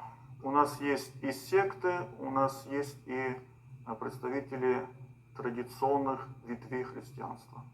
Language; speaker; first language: Russian; native; Russian